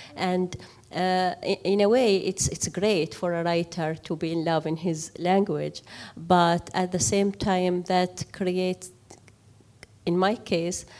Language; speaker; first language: English; non-native, fluent; Arabic